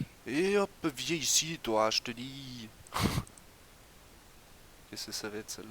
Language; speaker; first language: French; native; French